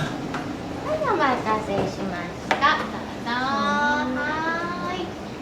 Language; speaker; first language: Japanese; native; Japanese